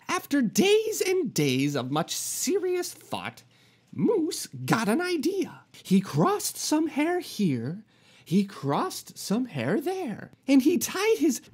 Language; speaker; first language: English; native; English